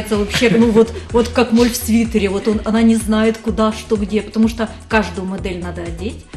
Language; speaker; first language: Russian; native; Russian